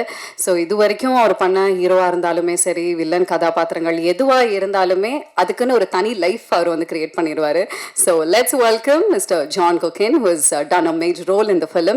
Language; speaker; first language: Tamil; native; Tamil